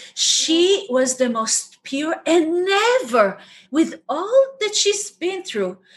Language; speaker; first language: English; non-native, fluent; Hebrew